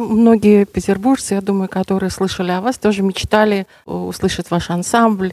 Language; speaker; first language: Russian; native; Russian